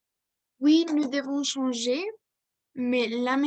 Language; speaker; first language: French; non-native, learner; Spanish